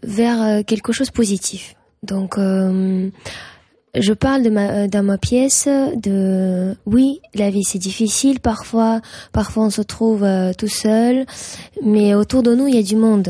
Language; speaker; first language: French; non-native, fluent; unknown